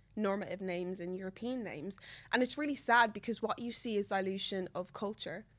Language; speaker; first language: English; native; English